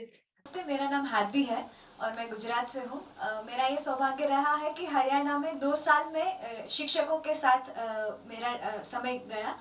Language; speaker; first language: Hindi; non-native, local second language; Gujarati